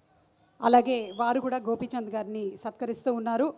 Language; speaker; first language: Telugu; native; Telugu